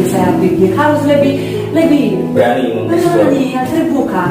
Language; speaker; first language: Indonesian; non-native, fluent; Polish